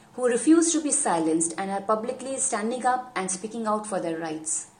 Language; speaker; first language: English; non-native, local second language; Hindi